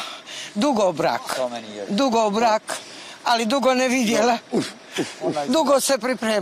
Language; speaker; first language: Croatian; non-native, learner; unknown